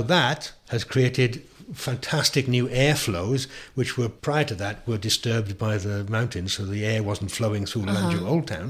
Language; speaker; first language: English; native; English